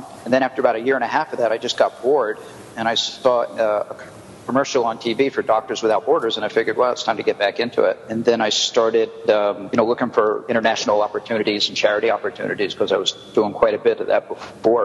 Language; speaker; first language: English; native; English